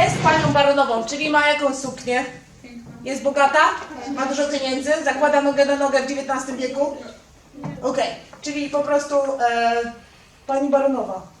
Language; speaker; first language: Polish; native; Polish